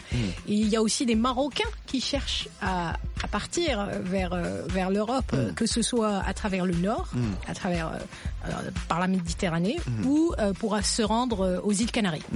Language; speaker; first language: French; non-native, local second language; Arabic